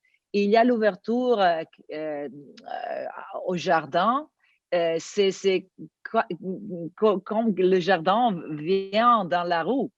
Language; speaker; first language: French; non-native, learner; Italian